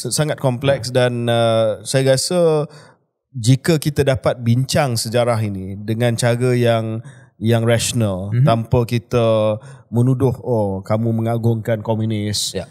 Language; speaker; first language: Malay; early bilingual, heritage; Malay